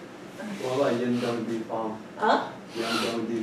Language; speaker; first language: Chinese; non-native, learner; English